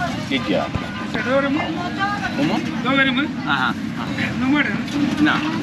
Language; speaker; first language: Spanish; non-native, learner; English